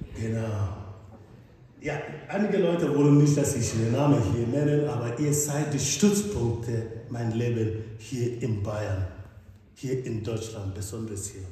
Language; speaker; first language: German; non-native, fluent; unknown